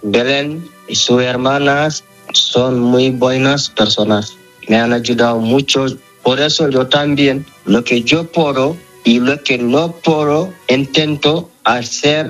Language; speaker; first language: Spanish; non-native, learner; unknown